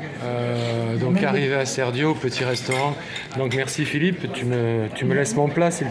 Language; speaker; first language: French; native; French